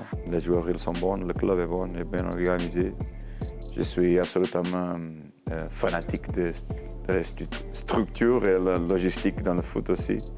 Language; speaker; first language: French; non-native, learner; Portuguese